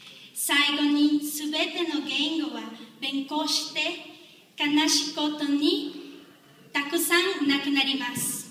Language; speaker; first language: Japanese; non-native, learner; Spanish